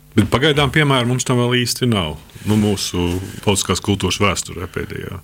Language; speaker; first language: Latvian; native; Latvian